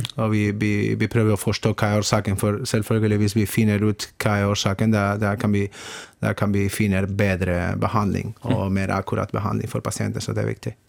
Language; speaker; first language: Norwegian; non-native, fluent; Spanish